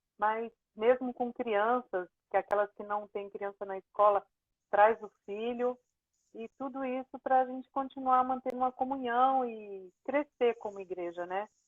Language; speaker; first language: Portuguese; native; Portuguese